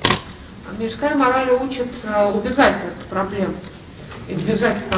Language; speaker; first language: Russian; native; Russian